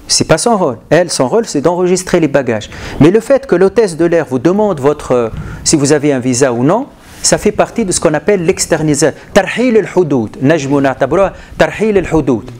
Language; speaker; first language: French; non-native, local second language; Arabic